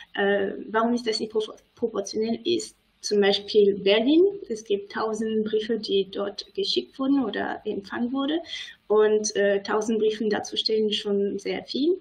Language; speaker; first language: German; non-native, fluent; French